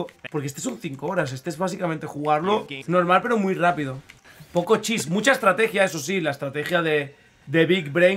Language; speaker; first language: Spanish; native; Spanish